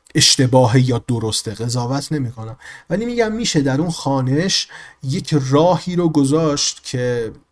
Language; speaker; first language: Persian; native; Persian